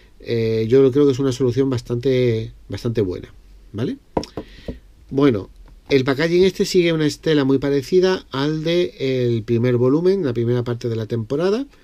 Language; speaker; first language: Spanish; native; Spanish